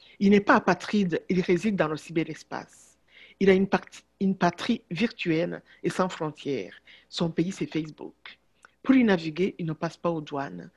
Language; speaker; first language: French; non-native, local second language; Kinyarwanda